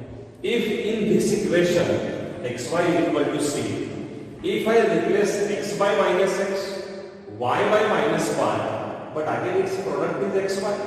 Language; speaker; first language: English; non-native, local second language; Marathi